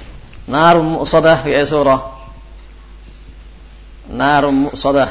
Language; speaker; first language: Arabic; non-native, fluent; Indonesian